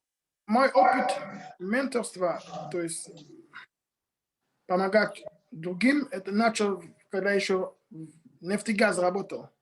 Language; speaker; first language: Russian; non-native, fluent; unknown